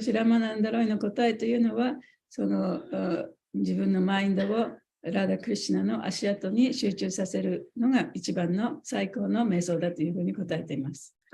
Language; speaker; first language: Japanese; native; Japanese